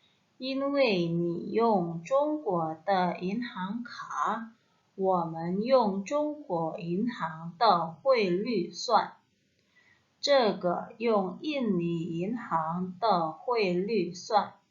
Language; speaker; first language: Chinese; non-native, fluent; Indonesian